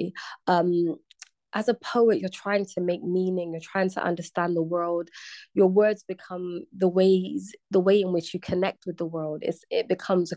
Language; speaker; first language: English; native; English